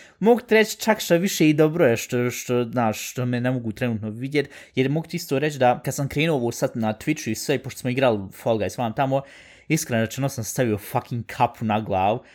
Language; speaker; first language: Bosnian; early bilingual, heritage; Bosnian